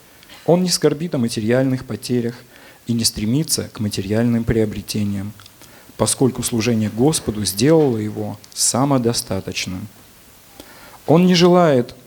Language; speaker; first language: Russian; native; Russian